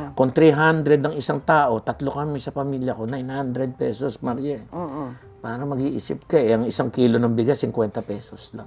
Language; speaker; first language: Filipino; native; Filipino